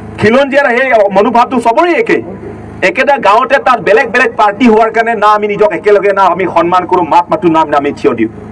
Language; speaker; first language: Assamese; non-native, local second language; Karbi